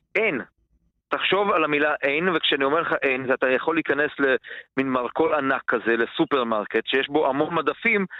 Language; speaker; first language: Hebrew; non-native, fluent; Romanian